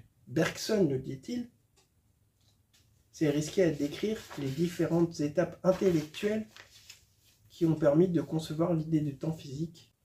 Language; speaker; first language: French; native; French